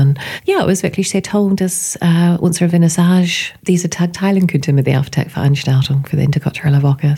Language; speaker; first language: German; non-native, fluent; English